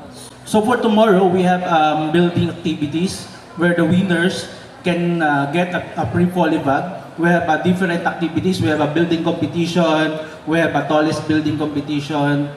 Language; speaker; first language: English; non-native, local second language; Filipino